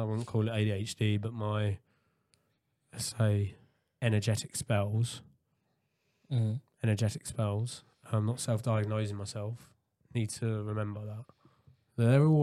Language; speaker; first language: English; native; English